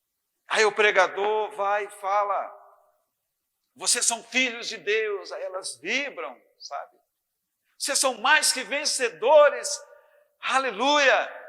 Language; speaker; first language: Portuguese; native; Portuguese